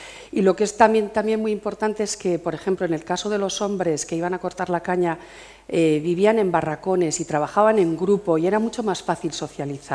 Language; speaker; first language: Spanish; native; Spanish